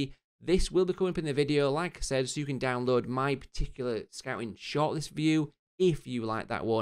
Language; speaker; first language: English; native; English